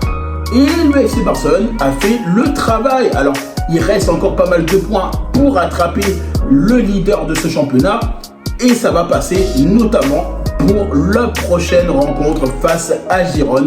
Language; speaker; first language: French; native; French